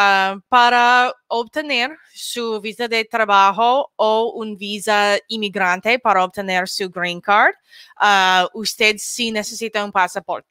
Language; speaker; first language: Spanish; non-native, learner; English